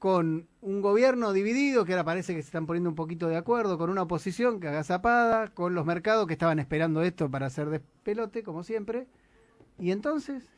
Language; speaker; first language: Spanish; native; Spanish